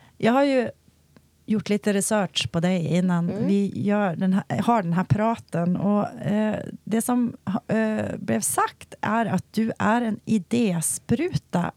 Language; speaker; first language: Swedish; native; Swedish